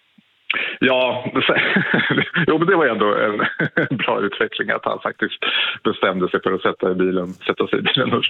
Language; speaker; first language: Swedish; native; Swedish